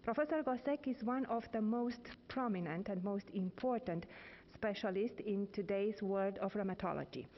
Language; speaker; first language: English; non-native, fluent; Romanian